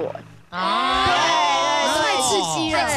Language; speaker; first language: Chinese; native; Chinese